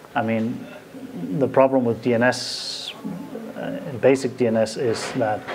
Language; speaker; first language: English; non-native, fluent; Danish